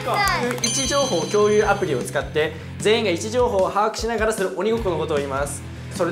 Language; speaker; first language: Japanese; native; Japanese